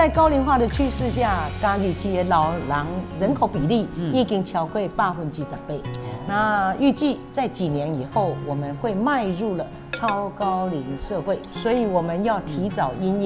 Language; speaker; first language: Chinese; non-native, local second language; Min Nan Chinese